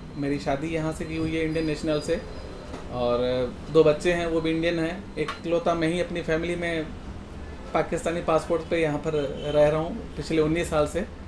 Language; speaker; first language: Urdu; non-native, local second language; Sindhi